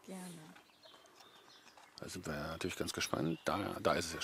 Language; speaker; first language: German; native; German